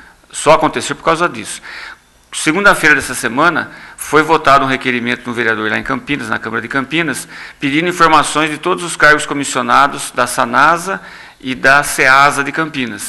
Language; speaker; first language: Portuguese; native; Portuguese